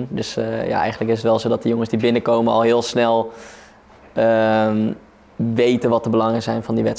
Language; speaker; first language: Dutch; native; Dutch